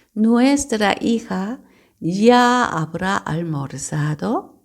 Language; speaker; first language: Spanish; non-native, fluent; Korean